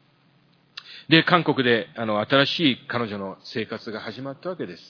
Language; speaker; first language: Japanese; early bilingual, heritage; Japanese